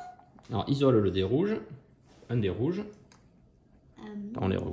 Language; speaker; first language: French; native; French